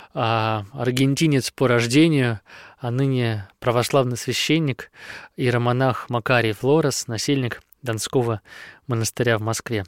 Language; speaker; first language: Russian; native; Russian